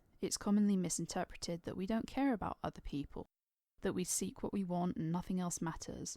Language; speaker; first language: English; native; English